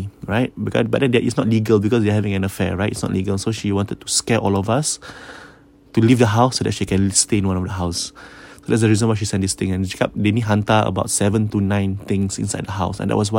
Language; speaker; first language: English; native; English